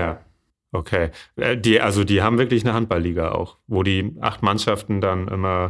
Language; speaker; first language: German; native; German